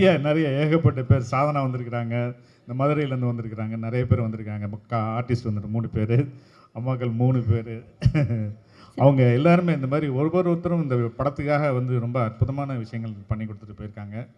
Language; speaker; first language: Tamil; native; Tamil